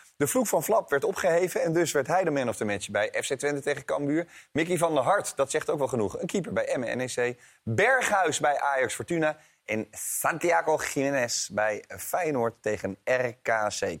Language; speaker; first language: Dutch; native; Dutch